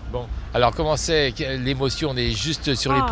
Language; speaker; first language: French; native; French